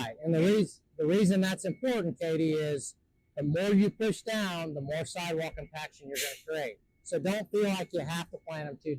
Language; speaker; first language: English; native; English